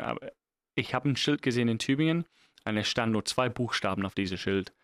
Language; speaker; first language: German; non-native, fluent; English